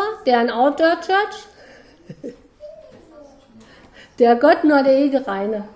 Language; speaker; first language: Danish; non-native, fluent; German